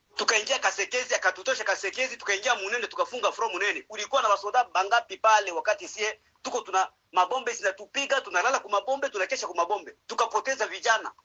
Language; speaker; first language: Swahili; native; Swahili